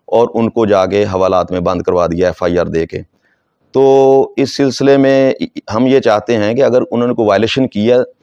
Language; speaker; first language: Urdu; non-native, local second language; Saraiki